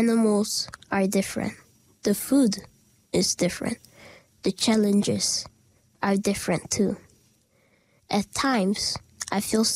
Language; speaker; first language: English; native; English